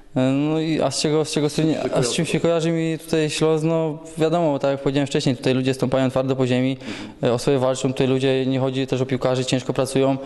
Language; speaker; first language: Polish; native; Polish